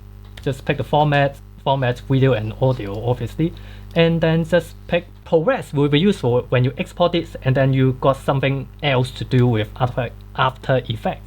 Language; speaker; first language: English; non-native, fluent; Cantonese